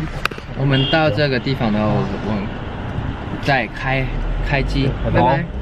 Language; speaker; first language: Chinese; non-native, learner; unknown